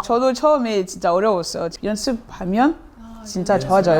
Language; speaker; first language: Korean; non-native, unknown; French